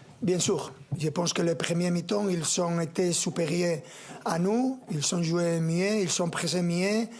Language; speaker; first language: French; non-native, fluent; Spanish